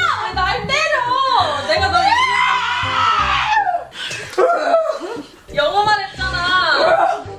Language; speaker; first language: Korean; early bilingual, heritage; English